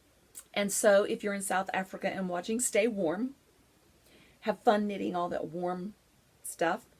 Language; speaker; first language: English; native; English